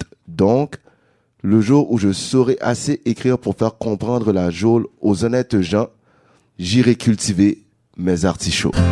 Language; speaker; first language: French; native; French